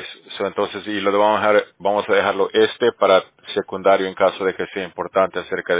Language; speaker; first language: Spanish; native; Spanish